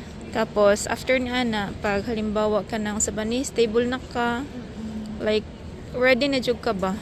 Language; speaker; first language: Filipino; native; Filipino